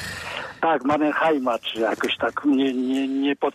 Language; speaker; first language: Polish; non-native, fluent; Finnish